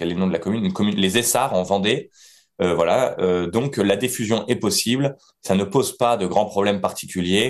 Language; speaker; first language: French; native; French